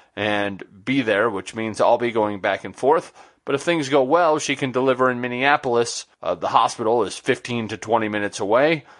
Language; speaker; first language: English; native; English